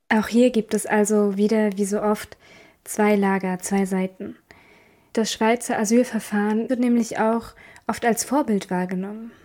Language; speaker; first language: German; native; German